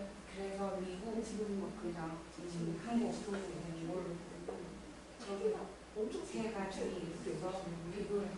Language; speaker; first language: Korean; non-native, learner; Mongolian